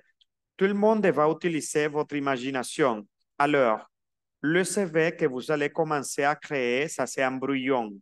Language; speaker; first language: French; non-native, fluent; Spanish